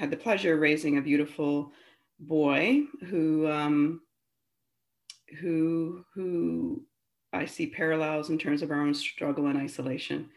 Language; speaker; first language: English; native; English